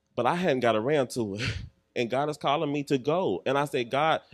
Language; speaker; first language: English; native; English